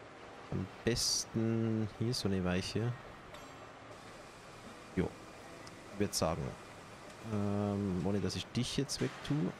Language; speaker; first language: German; native; German